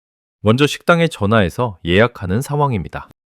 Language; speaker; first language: Korean; native; Korean